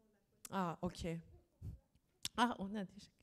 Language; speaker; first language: French; non-native, fluent; German